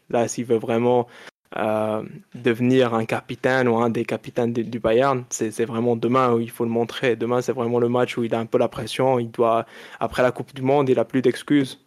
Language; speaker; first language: French; non-native, local second language; Arabic